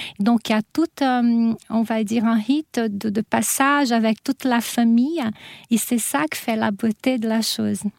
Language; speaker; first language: French; non-native, fluent; Portuguese